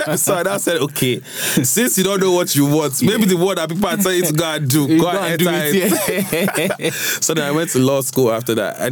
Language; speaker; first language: English; non-native, local second language; Igbo